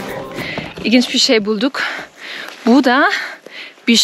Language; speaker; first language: Turkish; non-native, learner; German